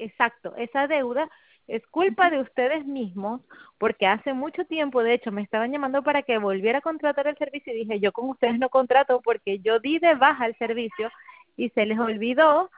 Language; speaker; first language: Spanish; native; Spanish